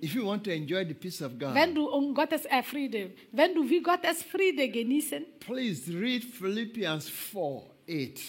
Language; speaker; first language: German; non-native, learner; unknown